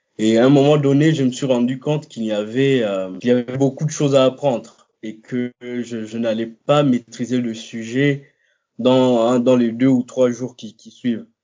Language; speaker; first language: French; non-native, local second language; Lingala